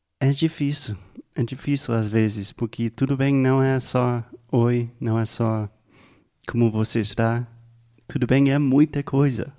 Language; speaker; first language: Portuguese; non-native, fluent; English